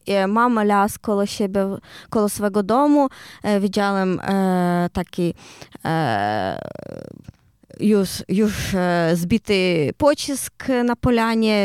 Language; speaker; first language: Polish; non-native, learner; Ukrainian